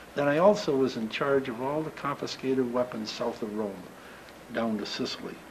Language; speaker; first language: English; native; English